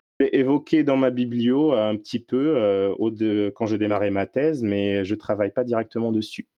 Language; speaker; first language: French; non-native, local second language; Arabic